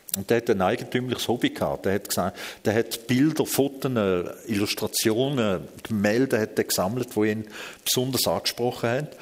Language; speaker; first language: German; early bilingual, other home language; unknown